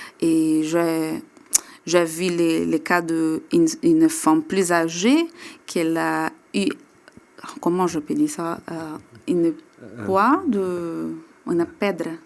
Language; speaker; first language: French; non-native, learner; Portuguese